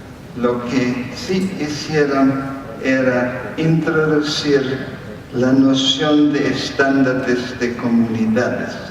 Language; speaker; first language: Spanish; non-native, fluent; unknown